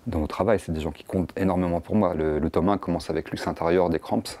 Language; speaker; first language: French; native; French